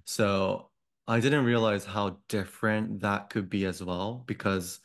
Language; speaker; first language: English; non-native, fluent; Japanese